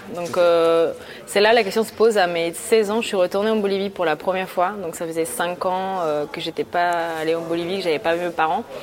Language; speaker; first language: French; early bilingual, other home language; Spanish